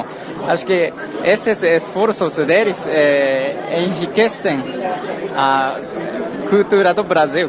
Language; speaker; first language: Portuguese; non-native, learner; Japanese